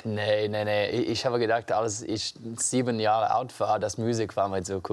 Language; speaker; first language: German; non-native, learner; English